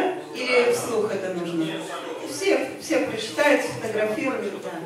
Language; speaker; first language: Russian; native; Russian